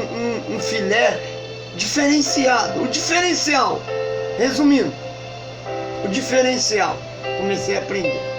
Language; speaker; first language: Portuguese; native; Portuguese